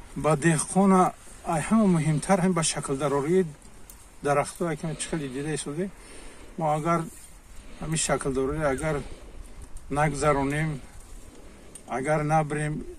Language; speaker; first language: Tajik; native; Tajik